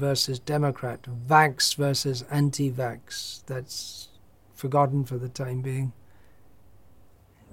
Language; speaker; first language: English; native; English